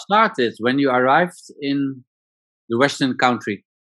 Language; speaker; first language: English; non-native, learner; Dutch